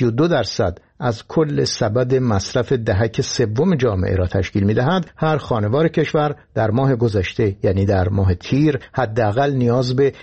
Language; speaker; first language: Persian; native; Persian